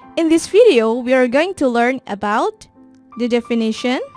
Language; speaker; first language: English; non-native, fluent; Indonesian